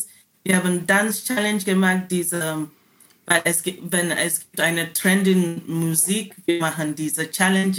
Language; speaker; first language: German; non-native, learner; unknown